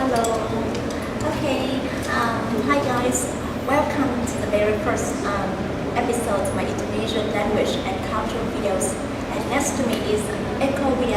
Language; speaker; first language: English; non-native, fluent; Vietnamese